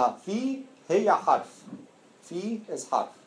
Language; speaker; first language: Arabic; non-native, fluent; English